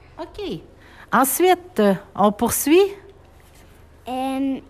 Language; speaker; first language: French; native; French